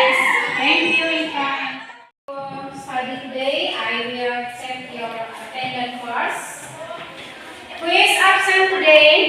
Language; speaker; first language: English; non-native, learner; Indonesian